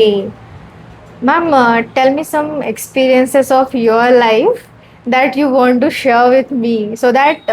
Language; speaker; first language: English; non-native, learner; Marathi